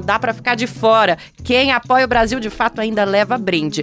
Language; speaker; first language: Portuguese; native; Portuguese